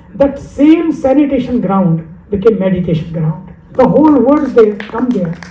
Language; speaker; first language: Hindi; native; Hindi